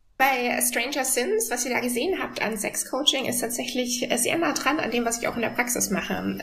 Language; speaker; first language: German; native; German